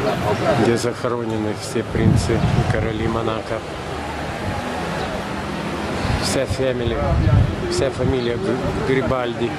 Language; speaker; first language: Russian; non-native, fluent; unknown